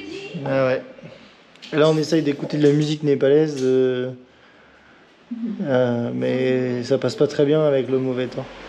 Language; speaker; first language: French; native; French